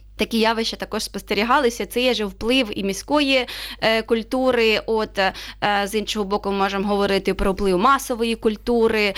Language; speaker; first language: Ukrainian; native; Ukrainian